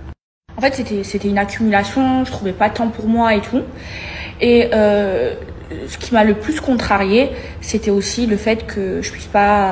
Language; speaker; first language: French; native; French